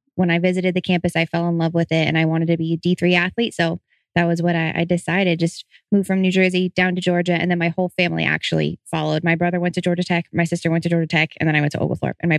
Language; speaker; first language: English; native; English